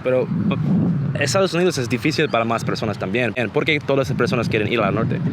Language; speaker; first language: Spanish; non-native, learner; English